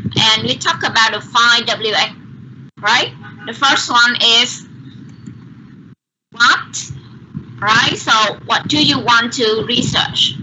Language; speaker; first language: English; non-native, learner; Vietnamese